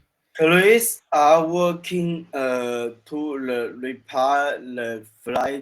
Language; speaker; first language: English; non-native, learner; Chinese